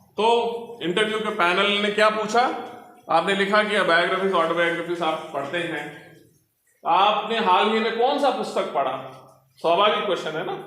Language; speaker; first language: Hindi; non-native, local second language; Telugu